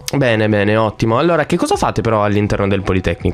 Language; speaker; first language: Italian; native; Italian